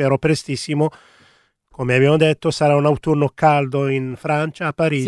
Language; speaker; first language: Italian; native; Italian